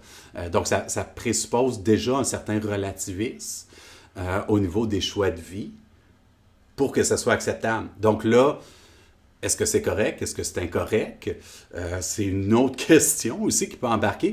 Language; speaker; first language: French; native; French